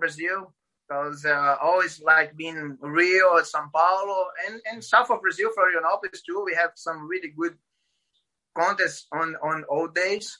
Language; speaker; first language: English; non-native, learner; Portuguese